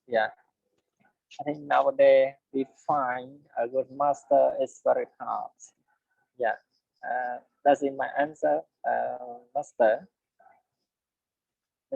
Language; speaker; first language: English; non-native, learner; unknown